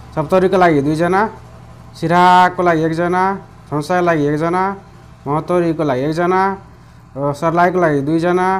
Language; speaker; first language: Nepali; non-native, local second language; Maithili